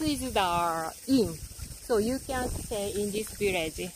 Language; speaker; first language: English; non-native, learner; Japanese